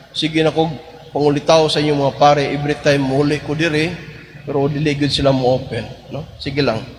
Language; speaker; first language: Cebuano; native; Cebuano